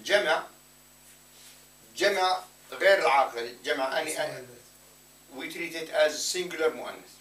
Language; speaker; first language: Arabic; non-native, fluent; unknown